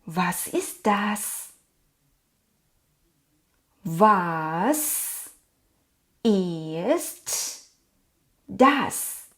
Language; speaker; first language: German; non-native, fluent; Thai